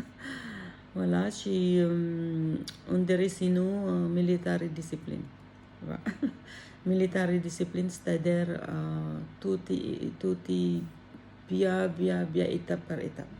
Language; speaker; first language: French; non-native, learner; Filipino